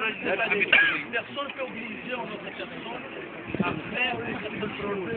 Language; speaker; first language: French; non-native, fluent; Portuguese